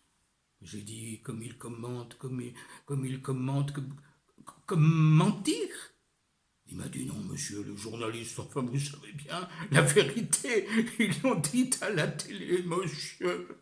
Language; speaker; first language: French; native; French